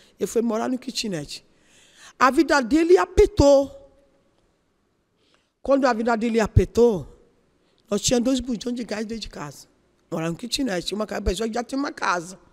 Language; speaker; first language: Portuguese; non-native, learner; Yoruba